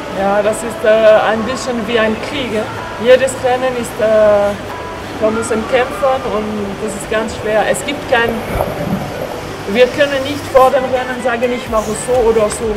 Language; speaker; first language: German; non-native, local second language; French